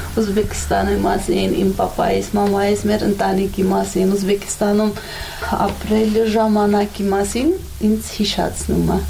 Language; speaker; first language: Armenian; non-native, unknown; Uzbek